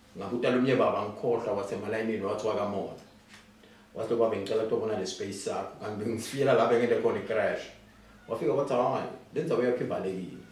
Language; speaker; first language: Zulu; non-native, local second language; Swati